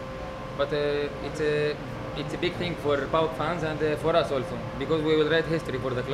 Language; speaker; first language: English; non-native, learner; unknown